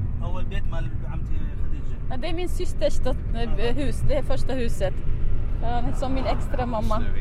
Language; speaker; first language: Swedish; non-native, fluent; Arabic